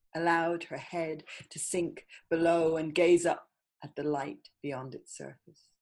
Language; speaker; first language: English; native; English